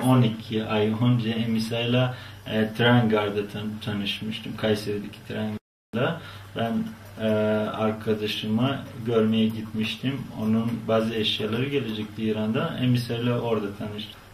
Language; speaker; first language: Turkish; non-native, fluent; Persian